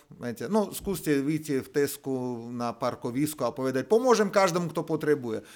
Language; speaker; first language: Slovak; non-native, fluent; Russian